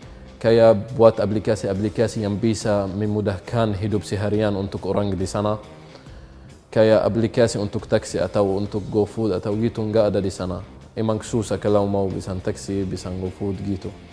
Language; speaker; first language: Indonesian; non-native, fluent; Arabic